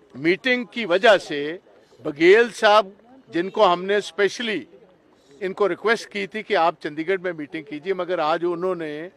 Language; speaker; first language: Hindi; non-native, local second language; Punjabi